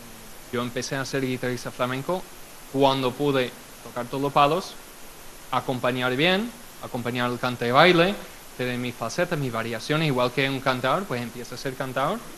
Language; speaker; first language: Spanish; non-native, fluent; English